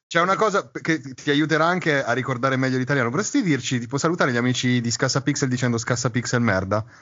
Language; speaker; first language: Italian; native; Italian